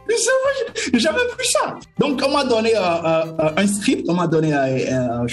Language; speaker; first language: French; non-native, local second language; Ewe